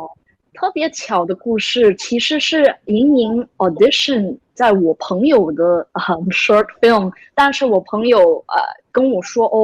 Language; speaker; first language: Chinese; early bilingual, heritage; English